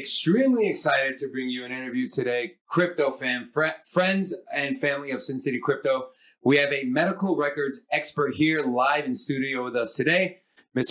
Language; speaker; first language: English; native; English